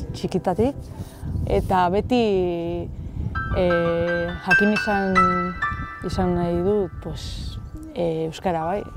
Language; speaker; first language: Basque; non-native, local second language; Spanish